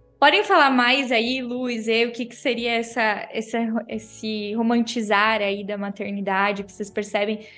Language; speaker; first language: Portuguese; native; Portuguese